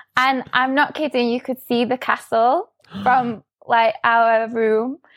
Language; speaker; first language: English; native; English